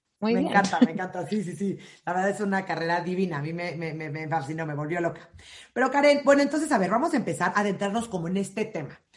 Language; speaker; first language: Spanish; native; Spanish